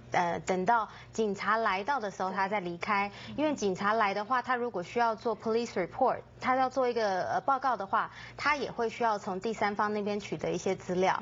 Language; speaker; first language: Chinese; native; Chinese